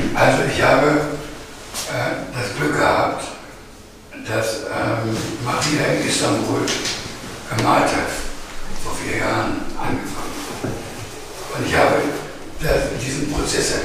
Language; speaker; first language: German; non-native, fluent; Greek